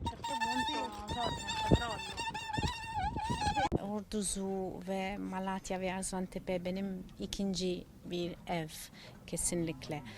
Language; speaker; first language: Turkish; non-native, learner; Italian